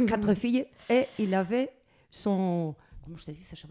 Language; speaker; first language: French; non-native, learner; Spanish